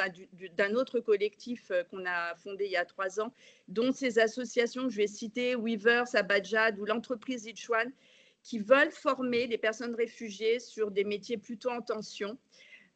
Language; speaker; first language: French; native; French